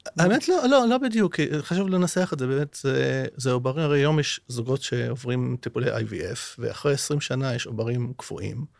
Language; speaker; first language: Hebrew; non-native, local second language; Arabic